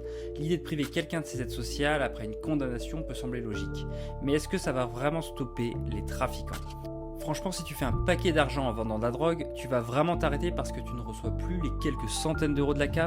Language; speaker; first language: French; native; French